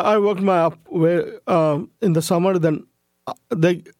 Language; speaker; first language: English; non-native, local second language; Urdu